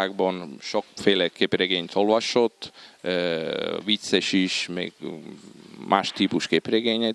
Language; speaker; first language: Hungarian; non-native, fluent; Italian